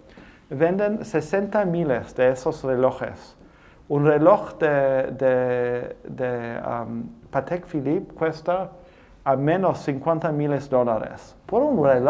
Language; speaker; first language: Spanish; non-native, fluent; English